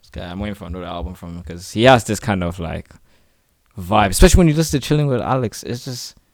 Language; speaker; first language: English; native; English